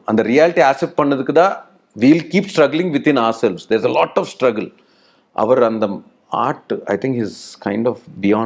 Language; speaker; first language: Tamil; non-native, learner; Telugu